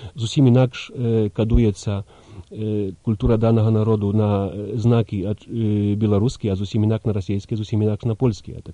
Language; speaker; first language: Belarusian; early bilingual, heritage; Belarusian